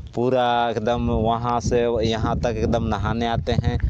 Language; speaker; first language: Hindi; native; Hindi